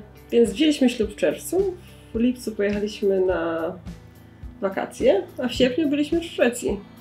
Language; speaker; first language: Polish; native; Polish